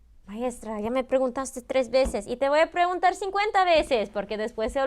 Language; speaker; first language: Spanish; early bilingual, heritage; Spanish